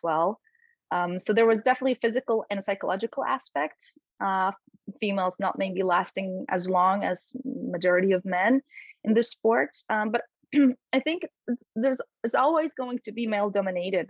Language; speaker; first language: English; non-native, fluent; Polish